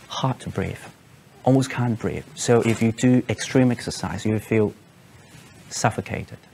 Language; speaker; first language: English; non-native, local second language; Cantonese